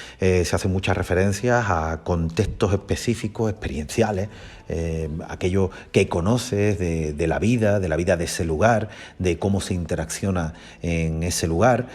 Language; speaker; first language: Spanish; native; Spanish